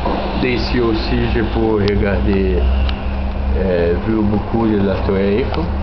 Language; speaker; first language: French; non-native, learner; Portuguese